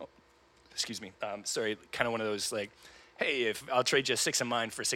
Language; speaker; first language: English; native; English